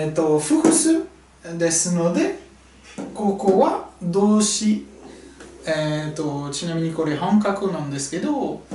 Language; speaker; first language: Japanese; non-native, fluent; French